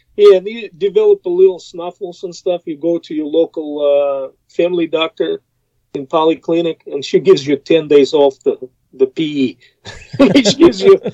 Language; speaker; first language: English; non-native, fluent; Russian